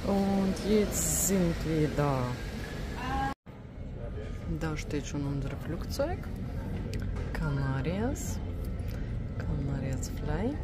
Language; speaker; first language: German; non-native, learner; Russian